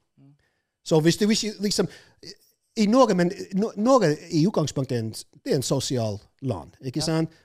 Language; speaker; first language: Norwegian; non-native, fluent; English